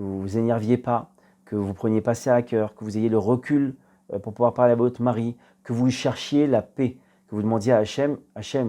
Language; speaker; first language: French; native; French